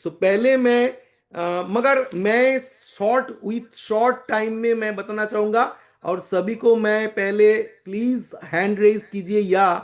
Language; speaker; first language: Hindi; non-native, local second language; Bangla